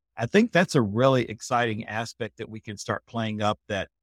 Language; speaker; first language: English; native; English